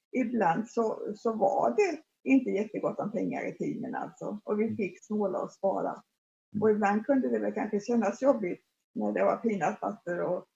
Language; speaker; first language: Swedish; native; Swedish